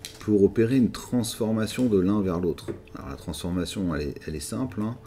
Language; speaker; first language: French; native; French